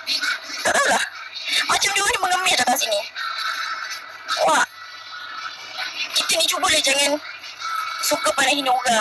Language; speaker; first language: Malay; native; Malay